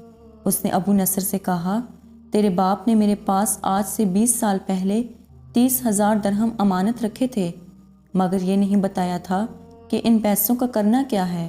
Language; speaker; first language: Urdu; native; Urdu